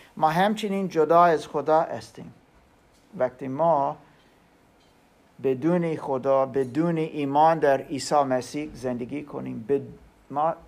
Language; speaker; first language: Persian; non-native, learner; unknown